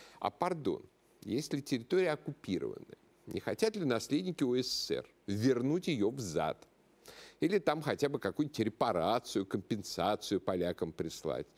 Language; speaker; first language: Russian; native; Russian